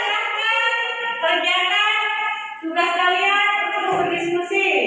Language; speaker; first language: Indonesian; native; Indonesian